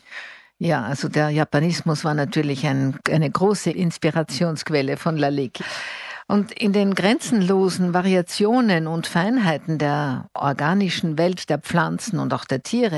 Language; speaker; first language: German; native; German